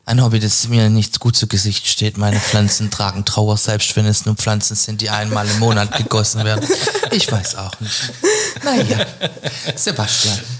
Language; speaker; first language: German; native; German